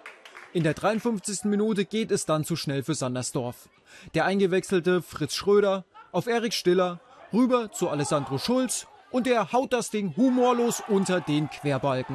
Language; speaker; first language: German; native; German